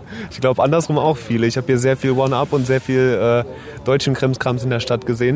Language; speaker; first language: German; native; German